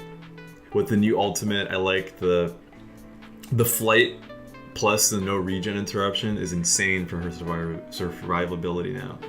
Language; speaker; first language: English; native; English